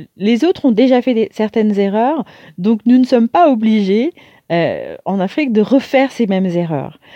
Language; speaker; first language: French; native; French